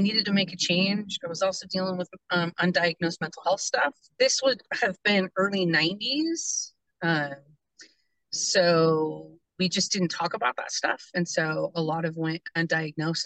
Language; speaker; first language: English; native; English